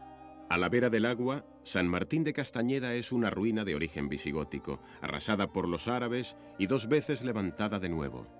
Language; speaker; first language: Spanish; native; Spanish